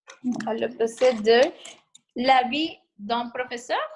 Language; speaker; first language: French; non-native, learner; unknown